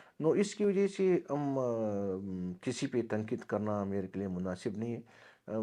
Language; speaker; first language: Urdu; non-native, local second language; Pashto